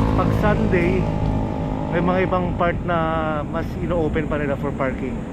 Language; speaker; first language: Filipino; native; Filipino